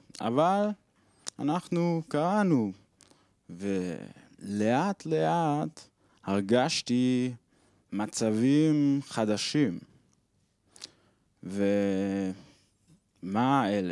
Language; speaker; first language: Hebrew; non-native, learner; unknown